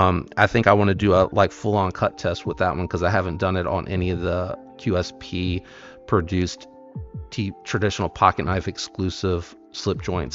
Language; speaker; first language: English; native; English